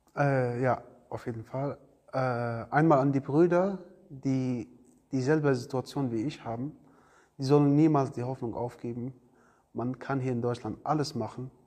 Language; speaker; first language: German; non-native, learner; Arabic